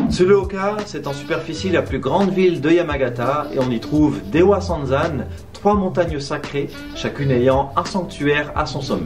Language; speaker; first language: French; native; French